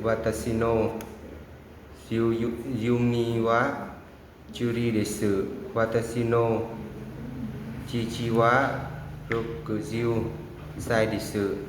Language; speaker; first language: Japanese; non-native, learner; Vietnamese